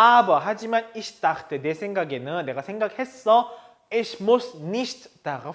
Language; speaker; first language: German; non-native, fluent; Korean